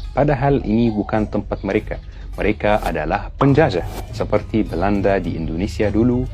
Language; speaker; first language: Indonesian; non-native, fluent; Arabic